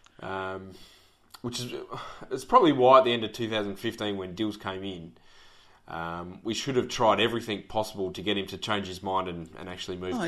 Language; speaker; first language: English; native; English